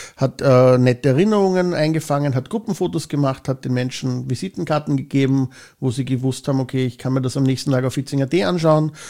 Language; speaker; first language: German; native; German